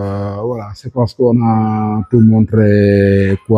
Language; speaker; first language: French; non-native, local second language; Wolof